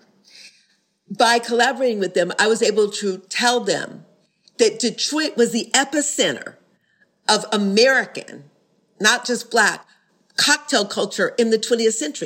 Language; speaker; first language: English; native; English